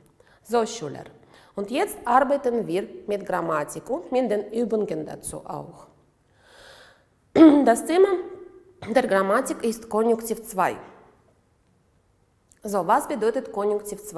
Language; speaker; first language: German; non-native, fluent; Uzbek